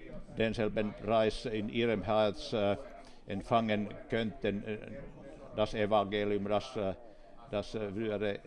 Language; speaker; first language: German; non-native, fluent; Finnish